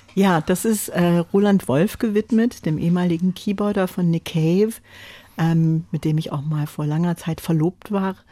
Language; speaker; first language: German; non-native, fluent; English